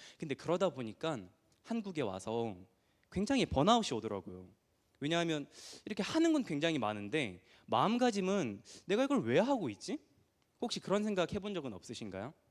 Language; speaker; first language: Korean; early bilingual, heritage; Korean